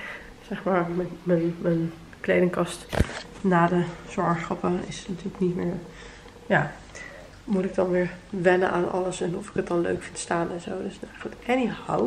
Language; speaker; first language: Dutch; native; Dutch